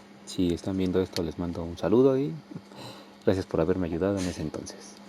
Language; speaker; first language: Spanish; native; Spanish